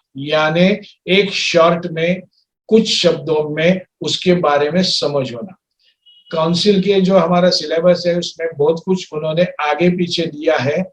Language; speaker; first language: Hindi; non-native, local second language; Marathi